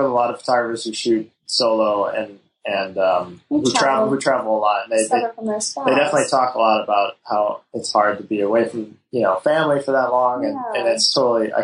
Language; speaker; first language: English; native; English